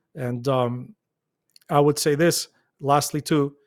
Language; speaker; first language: English; non-native, fluent; Arabic